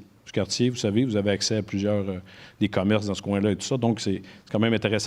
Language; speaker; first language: French; native; French